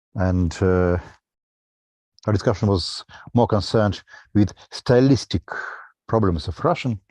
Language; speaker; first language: English; non-native, fluent; Russian